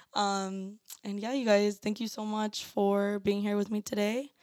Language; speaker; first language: English; early bilingual, other home language; Spanish